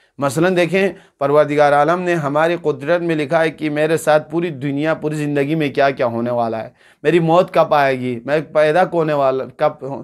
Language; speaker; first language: Urdu; non-native, local second language; Balti